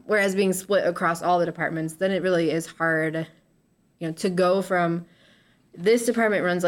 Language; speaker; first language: English; native; English